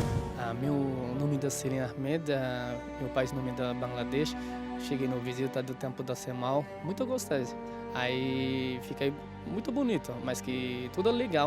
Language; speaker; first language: Portuguese; non-native, learner; Bangla